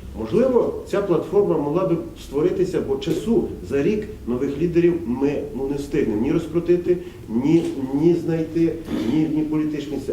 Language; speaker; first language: Ukrainian; native; Ukrainian